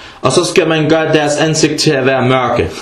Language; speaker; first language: Danish; early bilingual, other home language; Arabic